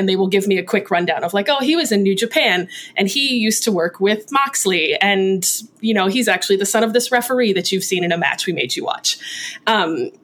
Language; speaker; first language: English; native; English